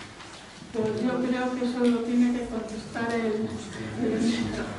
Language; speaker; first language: Spanish; native; Spanish